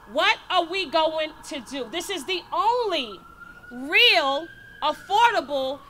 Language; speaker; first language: English; native; English